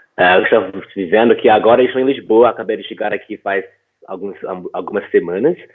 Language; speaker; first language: Portuguese; non-native, fluent; English